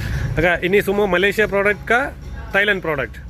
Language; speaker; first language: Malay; non-native, learner; Malayalam